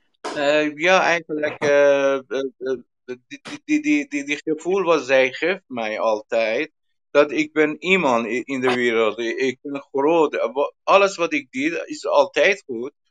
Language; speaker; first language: Dutch; non-native, learner; Persian